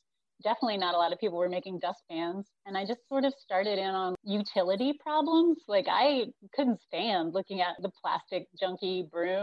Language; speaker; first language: English; native; English